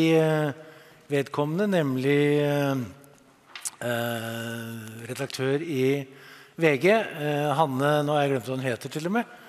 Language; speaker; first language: Norwegian; native; Norwegian